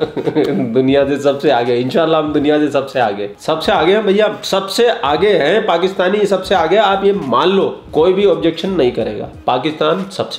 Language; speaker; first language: Hindi; native; Hindi